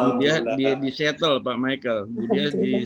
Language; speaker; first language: Indonesian; native; Indonesian